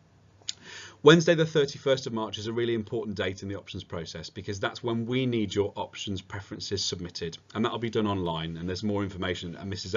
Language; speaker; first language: English; native; English